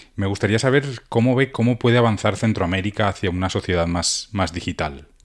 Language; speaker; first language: Spanish; native; Spanish